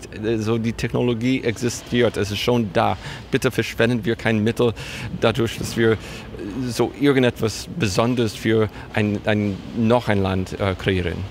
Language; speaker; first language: German; non-native, fluent; English